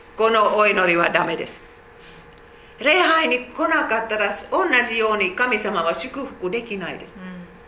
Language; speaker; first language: Japanese; non-native, fluent; Finnish